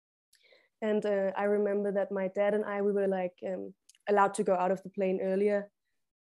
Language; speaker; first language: English; non-native, fluent; Danish